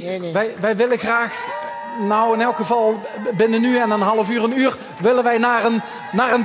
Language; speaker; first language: Dutch; native; Dutch